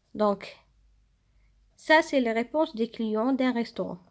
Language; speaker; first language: French; non-native, local second language; Arabic